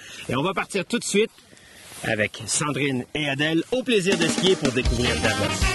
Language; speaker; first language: French; native; French